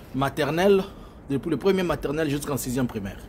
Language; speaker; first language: French; non-native, local second language; Swahili